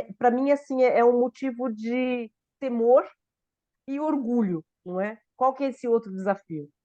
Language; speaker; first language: Portuguese; native; Portuguese